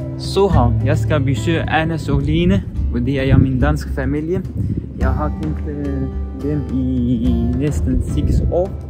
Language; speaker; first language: Danish; non-native, learner; Arabic